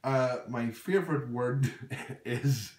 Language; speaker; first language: English; native; English